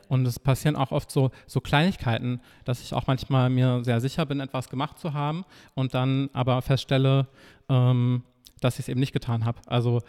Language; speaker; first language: German; native; German